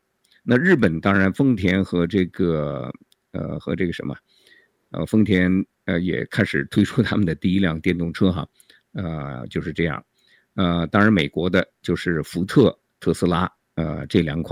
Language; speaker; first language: Chinese; native; Chinese